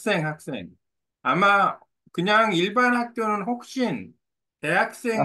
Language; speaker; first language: Korean; native; Korean